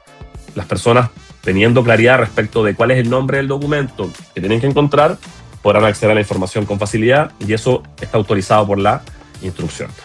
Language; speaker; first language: Spanish; native; Spanish